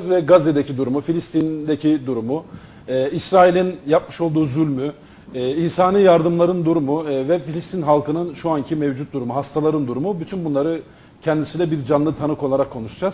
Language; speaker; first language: Turkish; native; Turkish